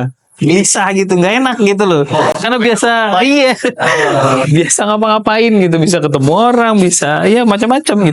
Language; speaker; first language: Indonesian; native; Indonesian